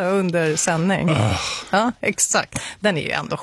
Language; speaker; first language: Swedish; native; Swedish